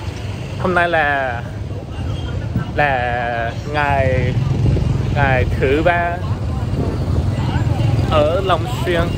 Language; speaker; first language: Vietnamese; non-native, learner; English